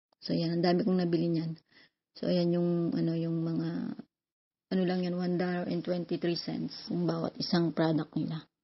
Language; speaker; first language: Filipino; native; Filipino